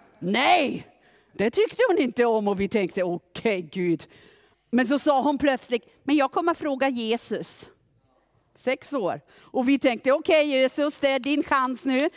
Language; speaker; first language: Swedish; non-native, fluent; German